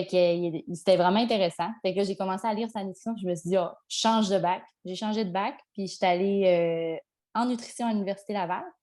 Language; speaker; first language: French; native; French